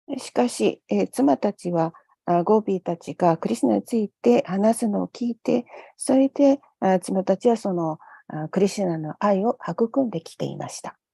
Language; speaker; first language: Japanese; native; Japanese